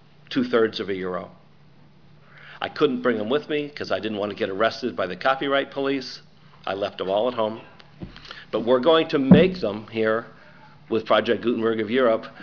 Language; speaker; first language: English; native; English